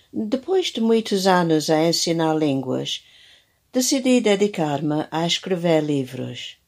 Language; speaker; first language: Portuguese; non-native, fluent; English